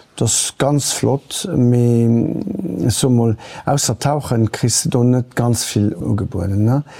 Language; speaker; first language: Luxembourgish; early bilingual, other home language; Portuguese